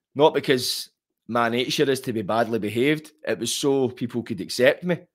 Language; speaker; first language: English; native; English